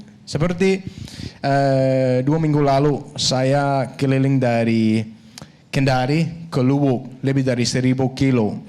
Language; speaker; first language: Indonesian; non-native, learner; Danish